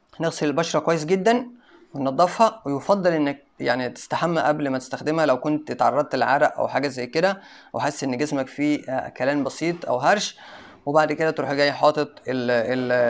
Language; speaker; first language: Arabic; native; Arabic